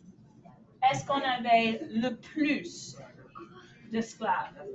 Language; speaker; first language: French; non-native, fluent; English